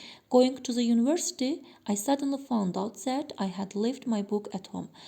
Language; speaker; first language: English; non-native, fluent; Azerbaijani